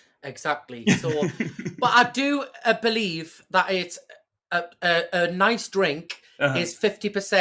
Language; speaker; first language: English; native; English